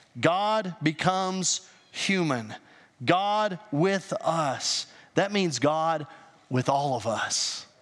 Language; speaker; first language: English; native; English